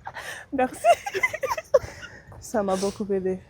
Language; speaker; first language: French; non-native, fluent; English